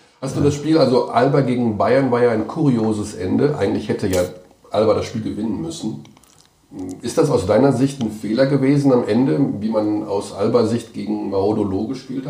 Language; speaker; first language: German; native; German